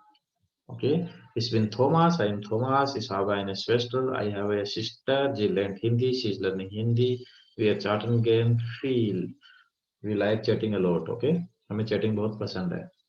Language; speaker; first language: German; non-native, fluent; Hindi